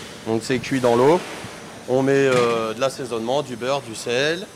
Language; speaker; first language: French; native; French